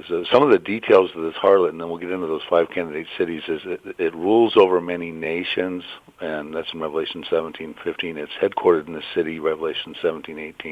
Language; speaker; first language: English; native; English